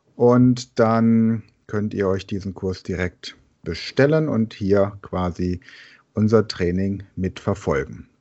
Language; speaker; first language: German; native; German